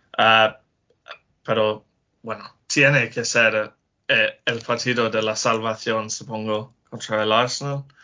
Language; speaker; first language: Spanish; non-native, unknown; English